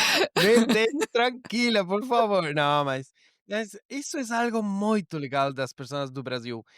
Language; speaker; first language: Portuguese; non-native, learner; Spanish